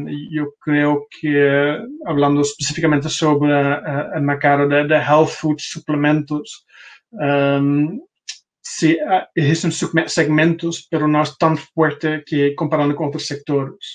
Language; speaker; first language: Spanish; non-native, fluent; Dutch